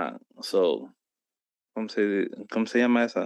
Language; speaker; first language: Spanish; early bilingual, heritage; Spanish